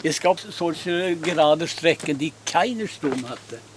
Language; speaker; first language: German; non-native, fluent; Swedish